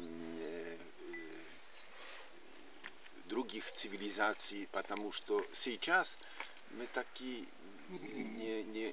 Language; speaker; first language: Russian; non-native, learner; Polish